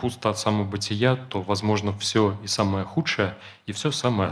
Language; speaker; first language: Russian; native; Russian